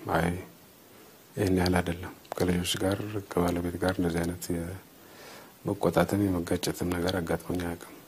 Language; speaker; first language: Amharic; non-native, local second language; Tigrinya